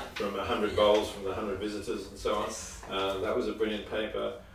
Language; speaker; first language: English; native; English